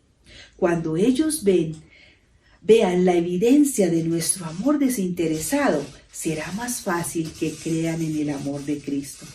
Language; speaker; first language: Spanish; native; Spanish